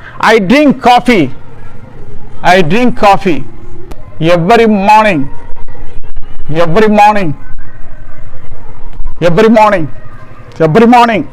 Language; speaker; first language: English; non-native, local second language; Tamil